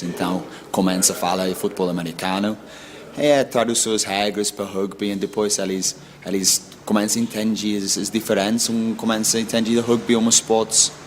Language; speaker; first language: Portuguese; non-native, learner; English